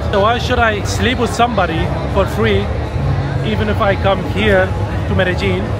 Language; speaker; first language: English; non-native, fluent; Arabic